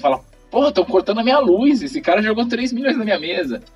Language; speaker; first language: Portuguese; native; Portuguese